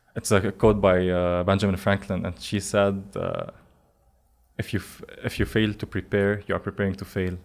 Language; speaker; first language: English; non-native, fluent; Arabic